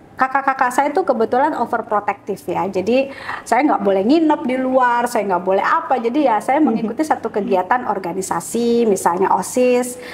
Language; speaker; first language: Indonesian; native; Indonesian